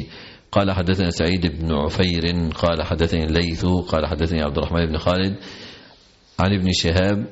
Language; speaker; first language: Arabic; native; Arabic